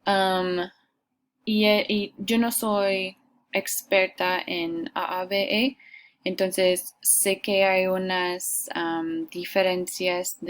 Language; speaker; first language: Spanish; non-native, fluent; English